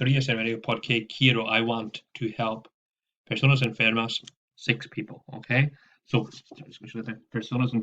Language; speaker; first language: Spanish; non-native, fluent; English